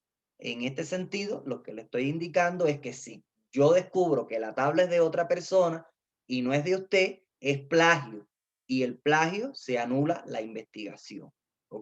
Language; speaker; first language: Spanish; native; Spanish